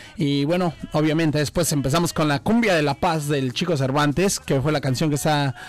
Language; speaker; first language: Spanish; native; Spanish